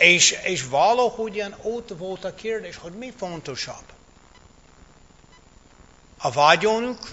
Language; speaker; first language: Hungarian; non-native, fluent; English